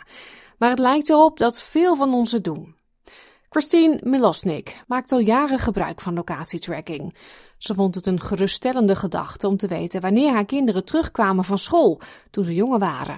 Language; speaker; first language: Dutch; native; Dutch